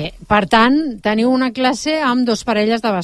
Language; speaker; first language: Catalan; native; Catalan